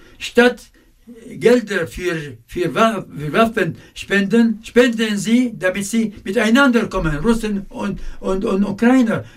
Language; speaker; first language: German; non-native, fluent; Arabic